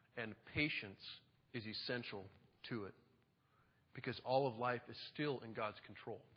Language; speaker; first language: English; native; English